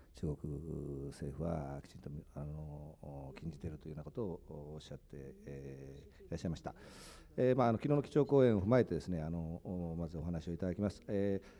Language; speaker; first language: Japanese; native; Japanese